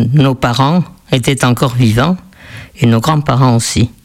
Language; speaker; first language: French; early bilingual, other home language; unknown